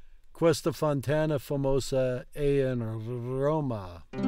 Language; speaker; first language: Italian; non-native, learner; English